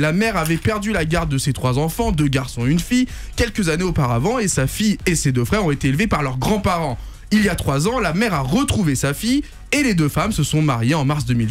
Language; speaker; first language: French; native; French